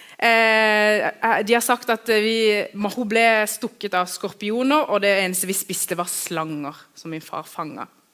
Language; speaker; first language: Norwegian; early bilingual, other home language; Kurdish